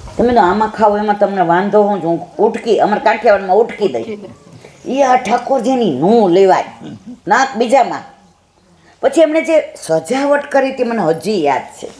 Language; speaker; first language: Gujarati; native; Gujarati